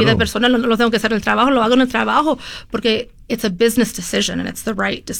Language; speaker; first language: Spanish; early bilingual, heritage; Spanish